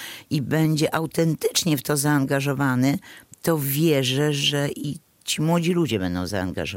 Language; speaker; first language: Polish; native; Polish